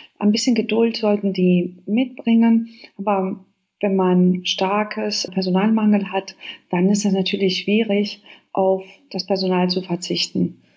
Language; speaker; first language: German; non-native, fluent; Spanish